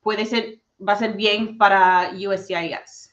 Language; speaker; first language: Spanish; early bilingual, heritage; Spanish